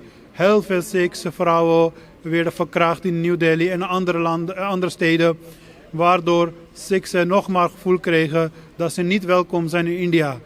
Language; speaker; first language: Dutch; non-native, fluent; Punjabi